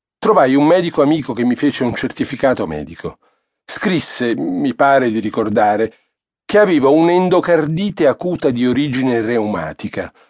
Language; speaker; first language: Italian; native; Italian